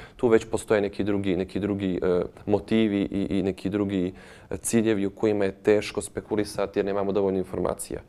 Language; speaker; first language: Bosnian; native; Bosnian